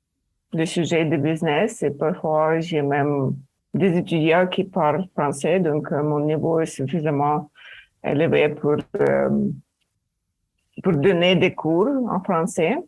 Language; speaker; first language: French; non-native, learner; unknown